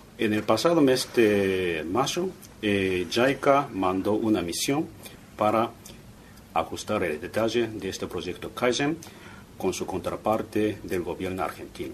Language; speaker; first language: Spanish; non-native, fluent; Japanese